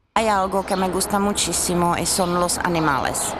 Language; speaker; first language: Spanish; non-native, learner; Czech